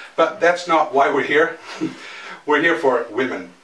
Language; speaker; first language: English; non-native, fluent; Dutch